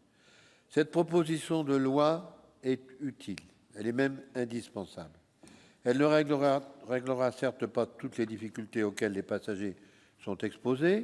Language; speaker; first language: French; native; French